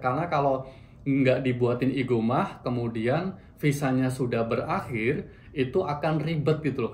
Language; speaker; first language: Indonesian; native; Indonesian